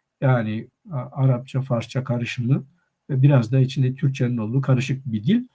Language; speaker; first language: Turkish; non-native, local second language; Kurdish